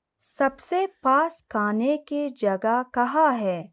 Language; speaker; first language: Hindi; non-native, fluent; Persian